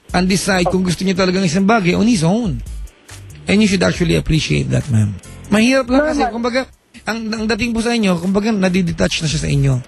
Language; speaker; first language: Filipino; native; Filipino